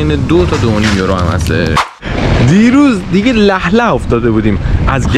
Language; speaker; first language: Persian; native; Persian